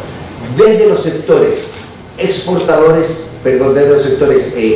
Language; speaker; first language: Spanish; native; Spanish